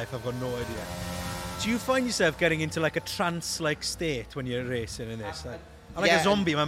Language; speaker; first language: English; native; English